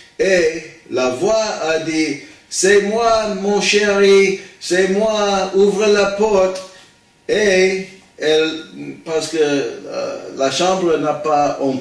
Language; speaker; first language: French; non-native, learner; English